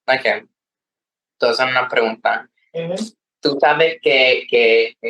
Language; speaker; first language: Spanish; early bilingual, heritage; Spanish